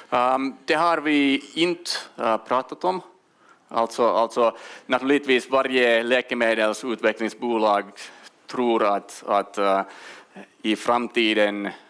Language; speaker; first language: Swedish; non-native, local second language; Finnish